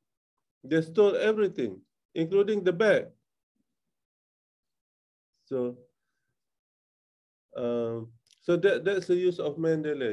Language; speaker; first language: English; non-native, local second language; Malay